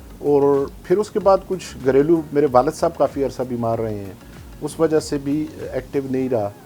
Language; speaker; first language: Urdu; non-native, local second language; Northern Hindko